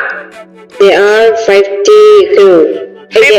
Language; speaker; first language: English; non-native, learner; Indonesian